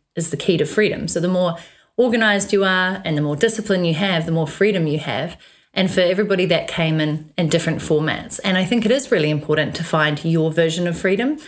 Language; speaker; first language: English; native; English